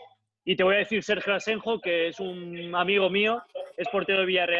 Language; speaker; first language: Spanish; native; Spanish